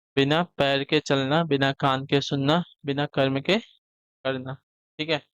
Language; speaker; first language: Hindi; native; Hindi